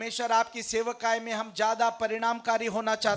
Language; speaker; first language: Hindi; native; Hindi